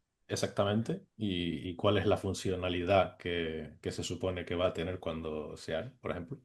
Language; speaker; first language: Spanish; non-native, fluent; English